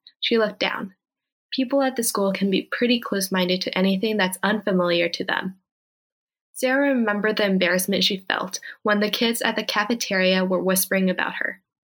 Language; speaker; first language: English; early bilingual, other home language; Korean